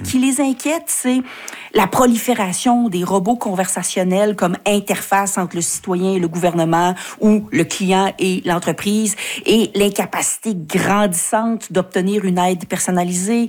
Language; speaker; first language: French; native; French